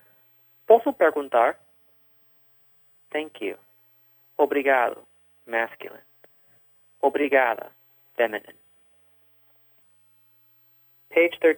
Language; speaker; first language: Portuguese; non-native, fluent; English